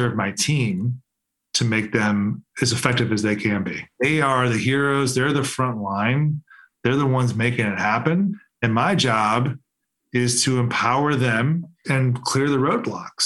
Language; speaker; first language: English; native; English